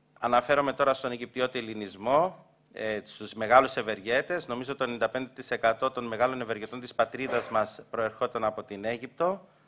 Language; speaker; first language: Greek; early bilingual, heritage; Greek